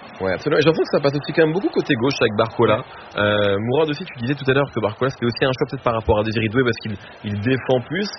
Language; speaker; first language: French; early bilingual, other home language; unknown